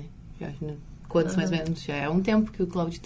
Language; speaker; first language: Portuguese; native; Portuguese